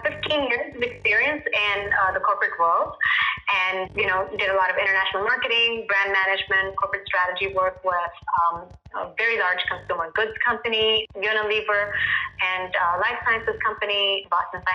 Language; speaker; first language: English; non-native, local second language; Punjabi